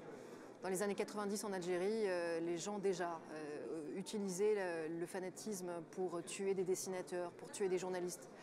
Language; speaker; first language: French; native; French